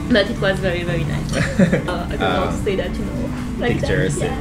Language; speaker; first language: English; non-native, learner; French